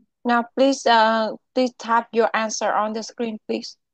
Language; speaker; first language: English; non-native, local second language; Vietnamese